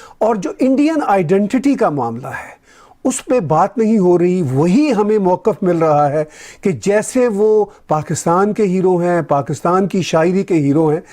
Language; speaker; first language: Urdu; native; Urdu